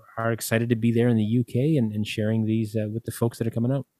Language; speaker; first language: English; native; English